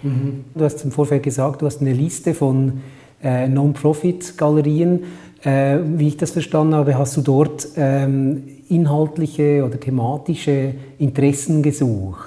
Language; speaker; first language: German; native; German